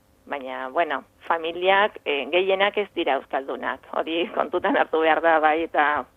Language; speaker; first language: Basque; non-native, fluent; Spanish